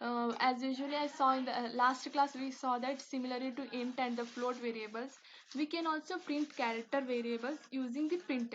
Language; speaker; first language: English; non-native, local second language; Hindi